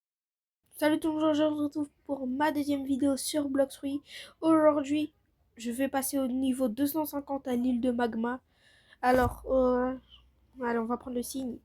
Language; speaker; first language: French; native; French